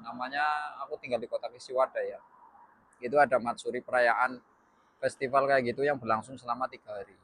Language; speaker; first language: Indonesian; non-native, local second language; Javanese